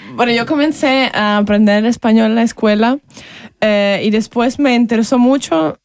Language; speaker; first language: Spanish; non-native, fluent; Ukrainian